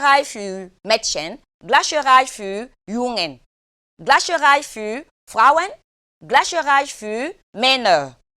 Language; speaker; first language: German; non-native, fluent; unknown